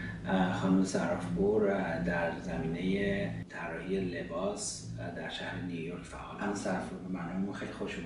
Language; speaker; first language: Persian; native; Persian